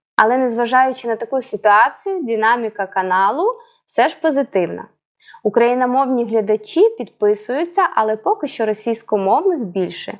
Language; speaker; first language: Ukrainian; non-native, local second language; Russian